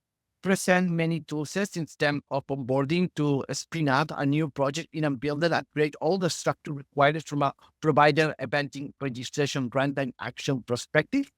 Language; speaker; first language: English; non-native, fluent; Spanish